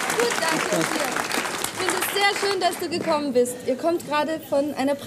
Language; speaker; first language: German; native; German